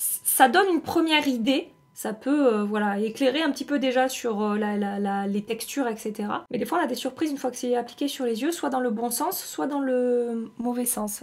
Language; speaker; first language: French; native; French